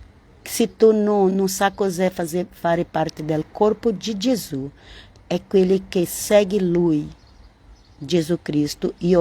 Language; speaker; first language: Italian; non-native, learner; Portuguese